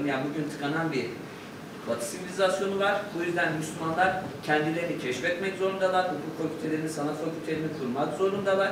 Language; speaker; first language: Turkish; native; Turkish